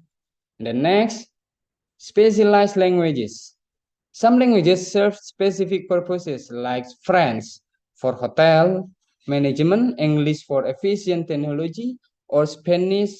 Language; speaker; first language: English; non-native, fluent; Indonesian